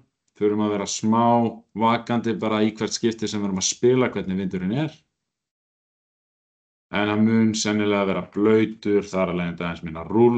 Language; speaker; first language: Icelandic; native; Icelandic